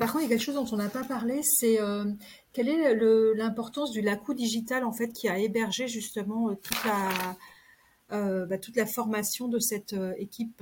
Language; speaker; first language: French; native; French